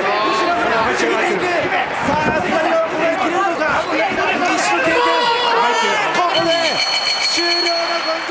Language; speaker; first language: Japanese; native; Japanese